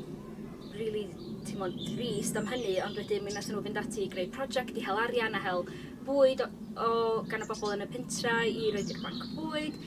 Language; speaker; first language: Welsh; native; Welsh